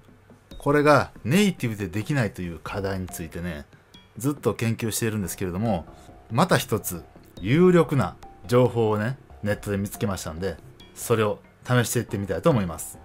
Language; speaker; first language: Japanese; native; Japanese